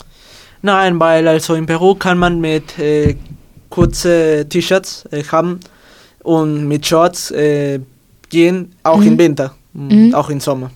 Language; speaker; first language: German; non-native, learner; Spanish